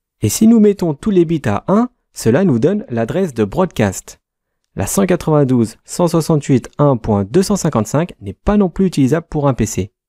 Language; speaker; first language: French; native; French